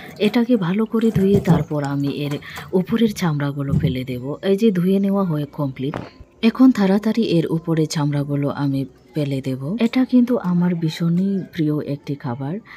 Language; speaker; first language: Bangla; non-native, local second language; Bodo